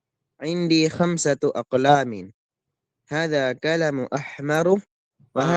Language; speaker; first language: Arabic; non-native, learner; Filipino